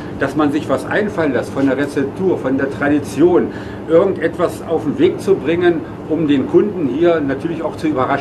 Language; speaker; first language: German; native; German